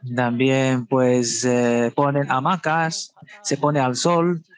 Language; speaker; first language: Spanish; non-native, fluent; Chinese